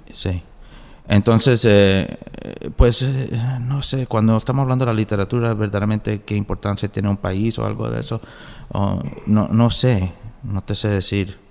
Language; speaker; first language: Spanish; early bilingual, heritage; Spanish